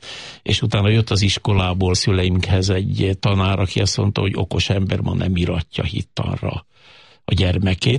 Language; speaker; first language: Hungarian; native; Hungarian